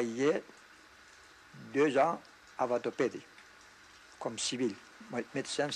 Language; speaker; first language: French; non-native, fluent; Greek